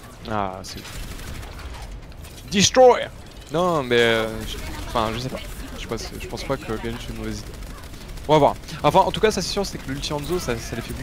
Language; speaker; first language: French; native; French